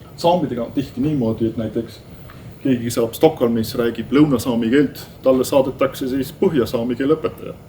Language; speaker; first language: Estonian; non-native, fluent; Dutch